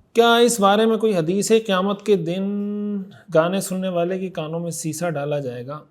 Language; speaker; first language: Urdu; native; Urdu